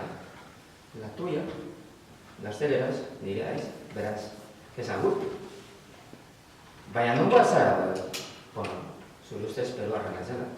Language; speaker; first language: Basque; non-native, learner; Spanish